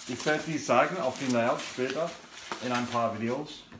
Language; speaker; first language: German; non-native, learner; English